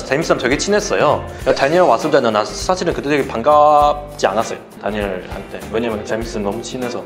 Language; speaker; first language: Korean; non-native, fluent; Chinese